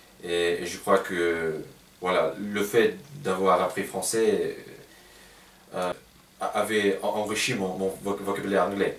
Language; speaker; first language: French; non-native, fluent; Russian